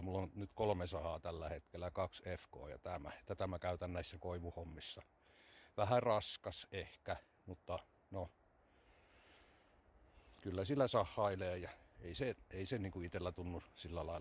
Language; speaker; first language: Finnish; native; Finnish